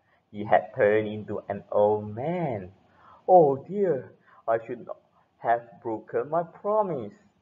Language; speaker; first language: English; non-native, local second language; Chinese